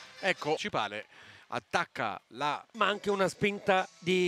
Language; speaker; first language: Italian; native; Italian